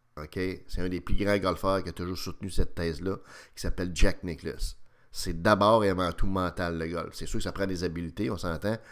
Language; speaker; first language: French; native; French